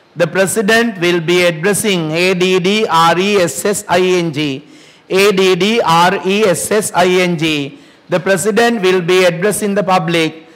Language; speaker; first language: English; non-native, local second language; Sinhala